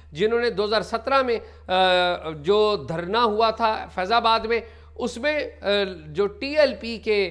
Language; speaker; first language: Urdu; native; Urdu